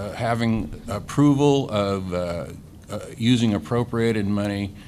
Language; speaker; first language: English; native; English